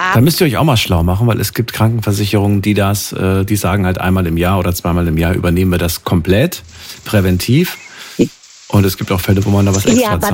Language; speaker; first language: German; native; German